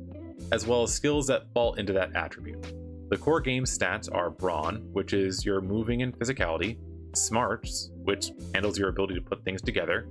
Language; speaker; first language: English; native; English